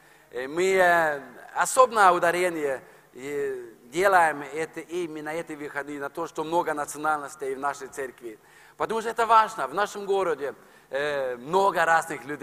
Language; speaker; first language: Russian; non-native, fluent; Norwegian